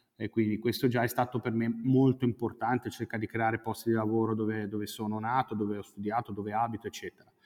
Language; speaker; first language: Italian; native; Italian